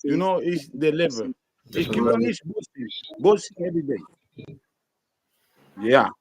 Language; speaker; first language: English; non-native, learner; Spanish